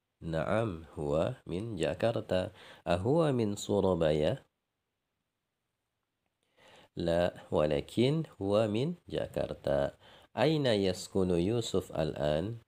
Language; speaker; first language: Arabic; non-native, fluent; Indonesian